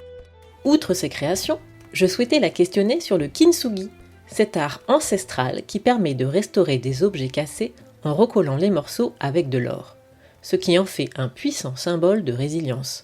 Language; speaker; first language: French; native; French